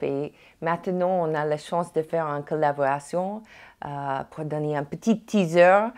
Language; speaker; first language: French; non-native, fluent; English